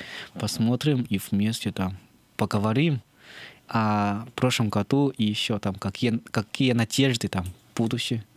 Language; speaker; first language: Russian; non-native, learner; Chinese